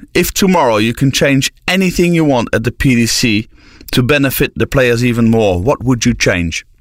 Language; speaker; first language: English; non-native, fluent; Dutch